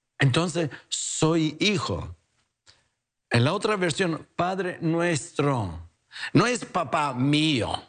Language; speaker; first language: Spanish; non-native, fluent; Italian